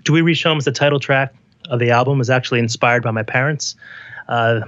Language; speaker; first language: English; native; English